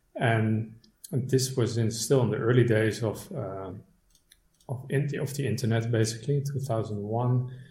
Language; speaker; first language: English; non-native, fluent; Dutch